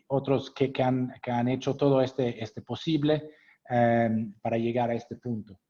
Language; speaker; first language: Spanish; non-native, fluent; English